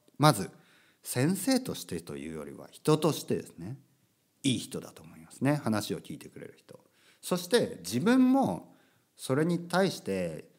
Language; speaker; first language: Japanese; native; Japanese